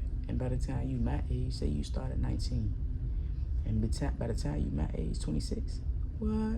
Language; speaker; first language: English; native; English